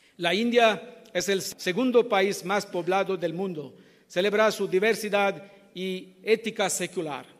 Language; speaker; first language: Spanish; non-native, learner; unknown